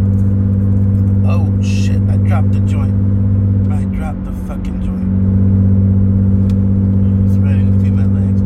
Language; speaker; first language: English; native; English